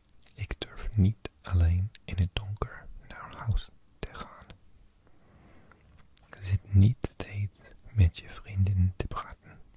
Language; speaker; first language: Dutch; non-native, learner; English